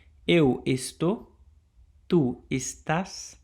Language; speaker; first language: Portuguese; non-native, local second language; Haitian Creole